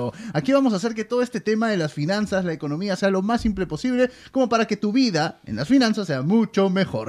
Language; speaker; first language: Spanish; native; Spanish